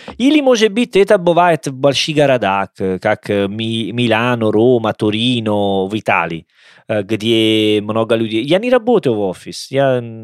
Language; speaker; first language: Russian; non-native, learner; Italian